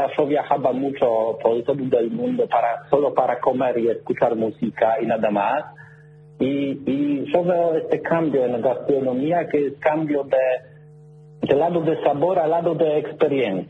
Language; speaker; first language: Spanish; non-native, learner; Polish